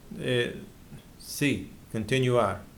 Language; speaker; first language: Spanish; non-native, learner; English